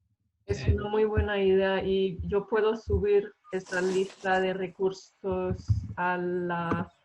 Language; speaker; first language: Spanish; non-native, fluent; English